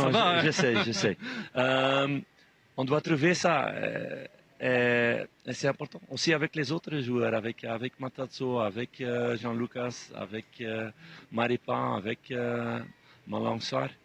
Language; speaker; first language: French; non-native, fluent; Dutch